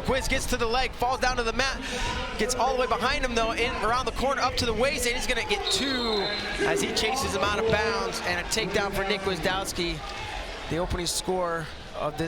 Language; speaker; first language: English; native; English